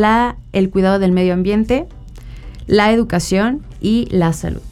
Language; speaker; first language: Spanish; native; Spanish